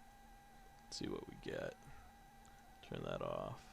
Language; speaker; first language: English; native; English